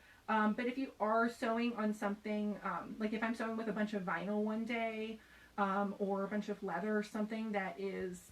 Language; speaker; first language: English; native; English